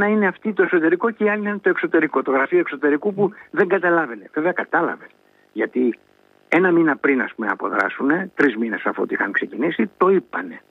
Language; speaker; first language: Greek; native; Greek